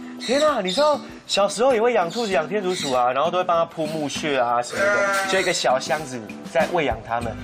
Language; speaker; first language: Chinese; native; Chinese